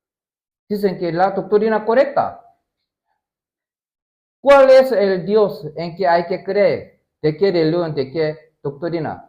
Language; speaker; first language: Spanish; non-native, learner; Korean